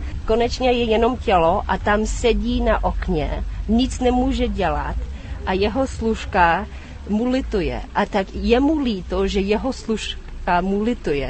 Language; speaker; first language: Czech; non-native, fluent; English